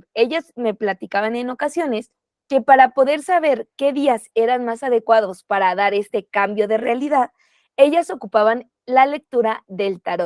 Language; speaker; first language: Spanish; native; Spanish